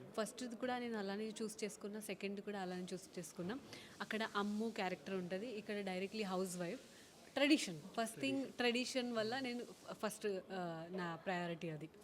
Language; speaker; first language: Telugu; non-native, fluent; Hindi